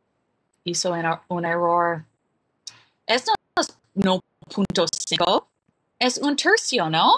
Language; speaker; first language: Spanish; non-native, learner; English